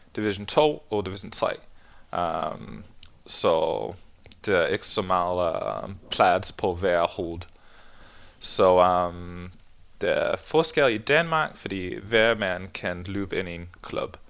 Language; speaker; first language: Danish; non-native, learner; English